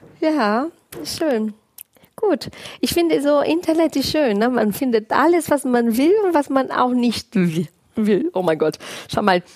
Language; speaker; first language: German; non-native, fluent; Portuguese